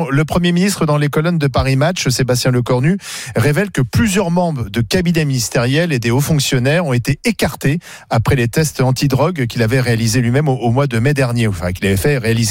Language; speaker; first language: French; native; French